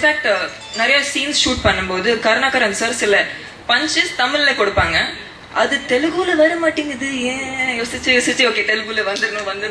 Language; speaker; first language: Tamil; non-native, fluent; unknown